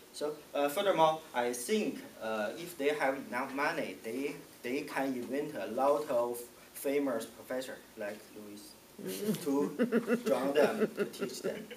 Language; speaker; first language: English; non-native, learner; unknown